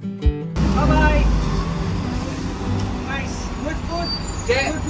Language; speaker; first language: English; non-native, local second language; Filipino